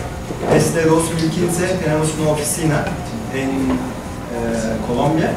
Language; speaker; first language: Spanish; non-native, learner; Turkish